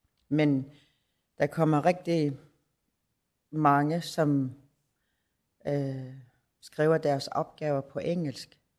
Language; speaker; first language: Danish; non-native, local second language; Kalaallisut